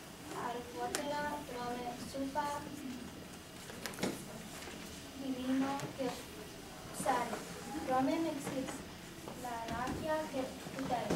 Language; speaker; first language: Greek; early bilingual, heritage; Greek